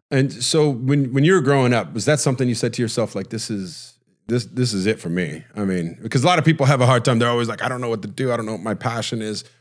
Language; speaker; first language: English; native; English